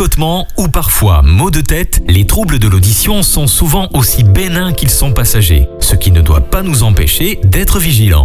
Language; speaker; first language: French; native; French